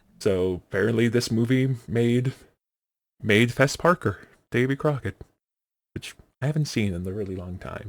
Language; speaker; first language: English; native; English